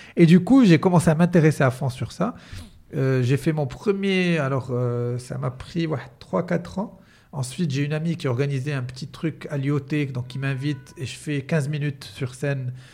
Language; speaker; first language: French; non-native, local second language; Arabic